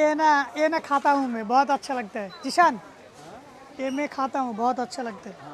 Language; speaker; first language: Hindi; non-native, learner; Bangla